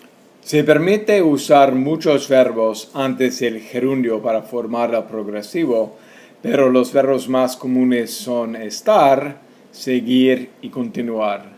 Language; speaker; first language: Spanish; non-native, fluent; English